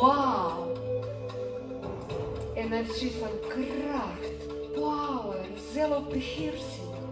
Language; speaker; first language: Dutch; non-native, learner; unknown